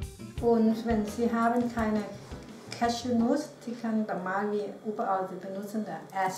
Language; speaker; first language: German; non-native, learner; Thai